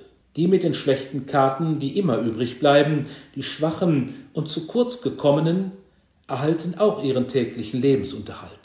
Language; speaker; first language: German; native; German